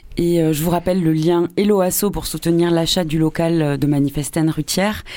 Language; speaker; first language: French; native; French